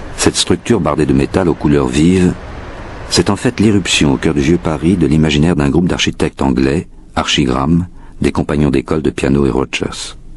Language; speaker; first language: French; native; French